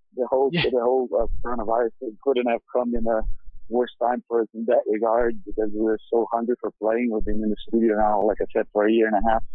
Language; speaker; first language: English; non-native, fluent; Portuguese